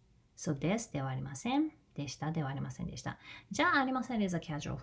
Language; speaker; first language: Japanese; non-native, fluent; English